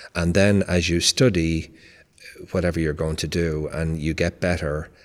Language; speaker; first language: English; native; English